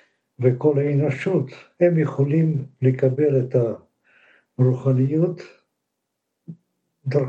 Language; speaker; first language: Hebrew; non-native, fluent; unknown